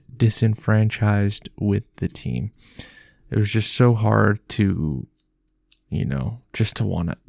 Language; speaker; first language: English; native; English